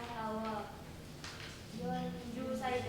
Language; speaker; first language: Japanese; non-native, learner; Indonesian